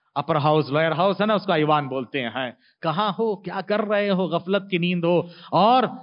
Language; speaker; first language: Urdu; native; Urdu